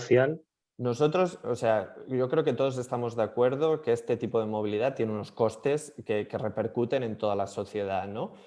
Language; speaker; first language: Spanish; non-native, local second language; Catalan